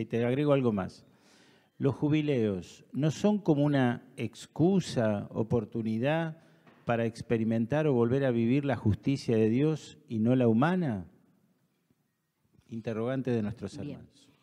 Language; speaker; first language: Spanish; native; Spanish